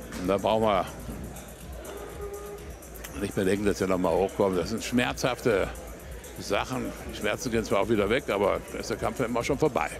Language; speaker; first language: German; native; German